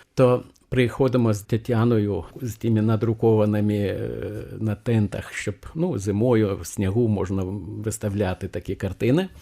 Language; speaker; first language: Ukrainian; non-native, fluent; Lithuanian